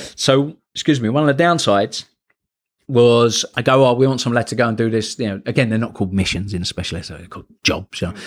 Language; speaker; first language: English; native; English